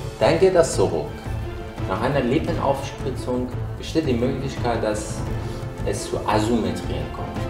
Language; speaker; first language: German; non-native, fluent; Persian